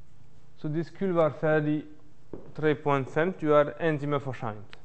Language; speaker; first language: Norwegian; non-native, learner; French